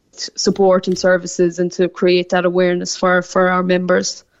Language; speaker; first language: English; native; English